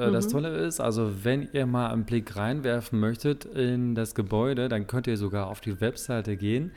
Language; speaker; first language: German; native; German